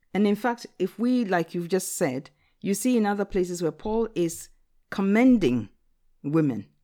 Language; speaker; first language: English; non-native, local second language; Akan